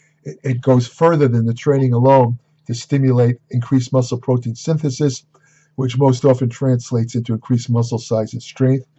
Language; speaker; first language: English; native; English